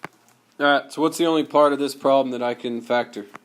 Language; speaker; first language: English; native; English